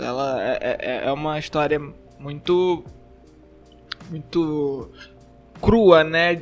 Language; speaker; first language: Portuguese; native; Portuguese